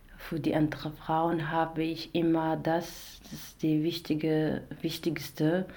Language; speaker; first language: German; non-native, fluent; Arabic